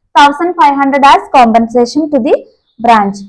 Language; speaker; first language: English; non-native, local second language; Malayalam